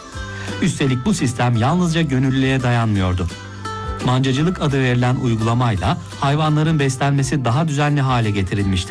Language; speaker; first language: Turkish; native; Turkish